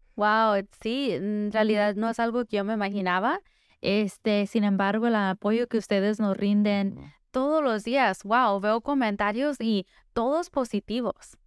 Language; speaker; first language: Spanish; early bilingual, heritage; Spanish